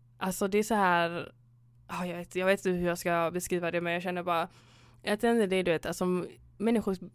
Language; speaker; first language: Swedish; early bilingual, other home language; Somali